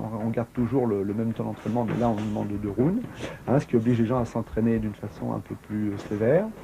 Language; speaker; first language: French; native; French